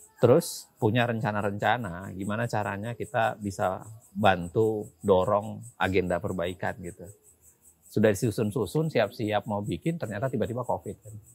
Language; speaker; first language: Indonesian; native; Indonesian